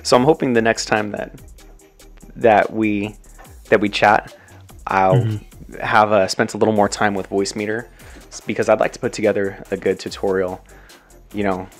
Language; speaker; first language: English; native; English